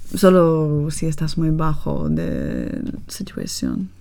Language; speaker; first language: Spanish; non-native, learner; English